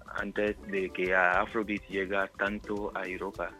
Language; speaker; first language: Spanish; non-native, learner; Yoruba